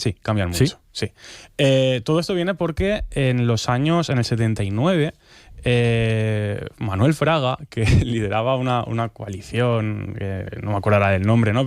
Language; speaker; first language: Spanish; native; Spanish